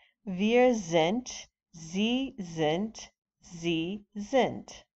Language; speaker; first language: German; non-native, fluent; English